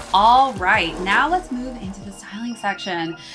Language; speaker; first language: English; native; English